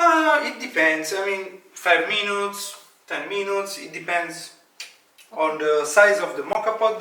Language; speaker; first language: English; non-native, fluent; Italian